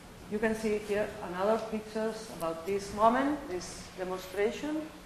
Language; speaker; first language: English; non-native, learner; Catalan